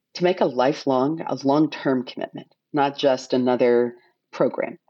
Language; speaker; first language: English; native; English